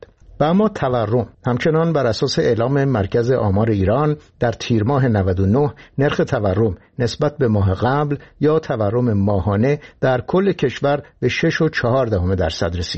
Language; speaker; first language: Persian; native; Persian